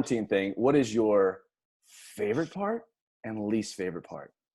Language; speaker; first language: English; native; English